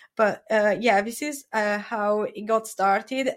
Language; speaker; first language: English; non-native, fluent; Italian